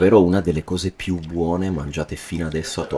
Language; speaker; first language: Italian; native; Italian